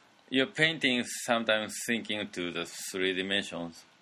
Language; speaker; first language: English; non-native, learner; Japanese